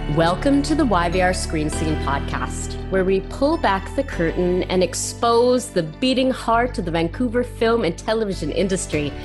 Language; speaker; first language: English; native; English